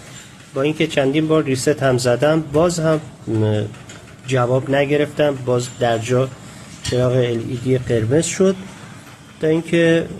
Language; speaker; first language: Persian; native; Persian